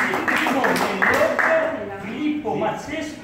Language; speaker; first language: Italian; native; Italian